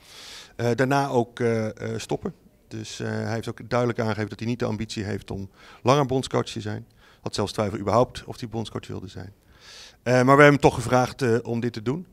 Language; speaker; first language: Dutch; native; Dutch